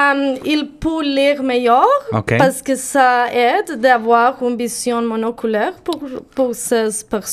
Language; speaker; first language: French; non-native, learner; Spanish